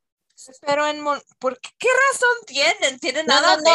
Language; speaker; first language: Spanish; non-native, fluent; English